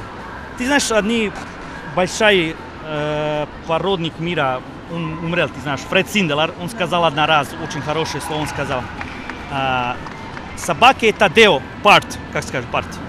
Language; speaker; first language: Russian; non-native, learner; Serbian